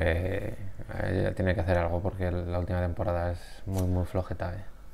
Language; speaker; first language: Spanish; native; Spanish